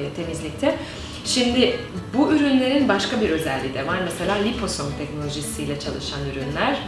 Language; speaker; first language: Turkish; non-native, fluent; Hungarian